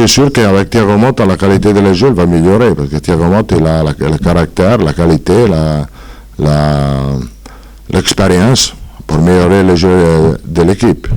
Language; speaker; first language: French; non-native, fluent; Italian